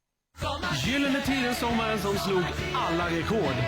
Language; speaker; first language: Swedish; native; Swedish